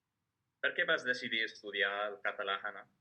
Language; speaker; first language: Catalan; non-native, fluent; English